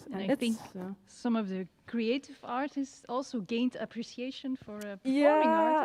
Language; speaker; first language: English; non-native, fluent; Dutch